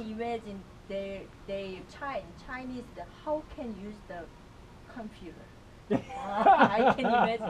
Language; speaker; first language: English; non-native, learner; Korean